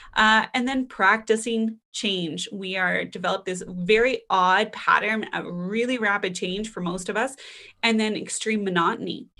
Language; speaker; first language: English; native; English